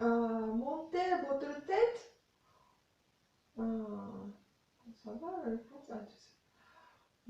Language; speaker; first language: French; non-native, learner; Japanese